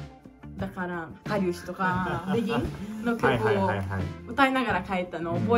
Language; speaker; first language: Japanese; non-native, learner; Portuguese